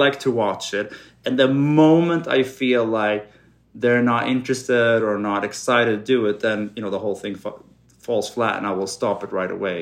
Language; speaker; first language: English; non-native, fluent; Swedish